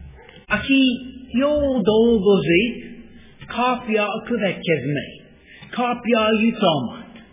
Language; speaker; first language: Hungarian; non-native, fluent; English